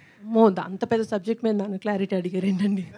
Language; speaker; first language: Telugu; native; Telugu